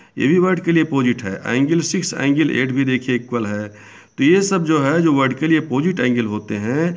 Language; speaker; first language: Hindi; native; Hindi